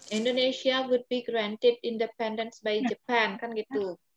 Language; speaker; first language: English; non-native, fluent; Balinese